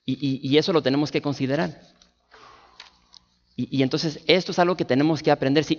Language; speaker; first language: Spanish; native; Spanish